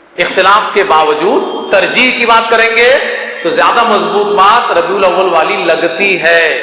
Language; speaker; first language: Urdu; native; Urdu